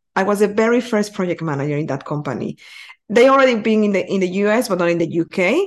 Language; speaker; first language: English; non-native, fluent; Spanish